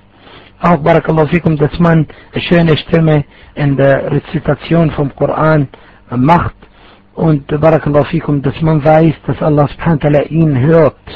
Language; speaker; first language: German; non-native, fluent; Arabic